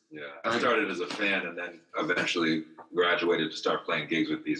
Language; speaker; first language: English; native; English